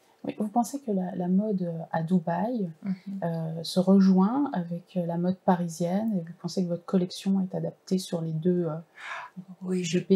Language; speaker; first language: French; native; French